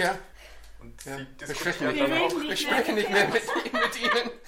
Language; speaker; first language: German; non-native, fluent; English